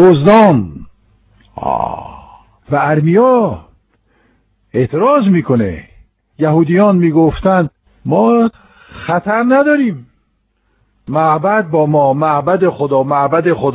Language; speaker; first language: Persian; non-native, fluent; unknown